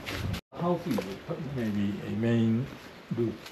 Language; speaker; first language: English; non-native, learner; Japanese